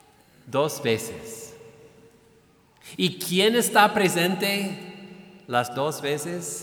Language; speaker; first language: Spanish; non-native, fluent; English